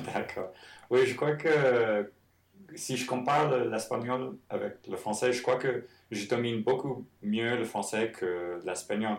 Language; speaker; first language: French; non-native, fluent; English